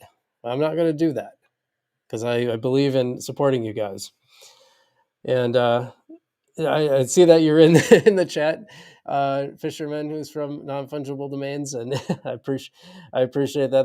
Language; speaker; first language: English; native; English